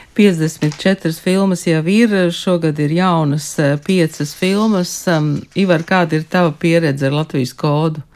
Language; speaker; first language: Latvian; native; Latvian